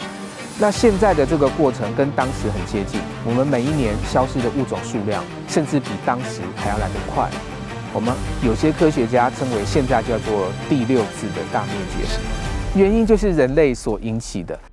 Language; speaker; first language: Chinese; native; Chinese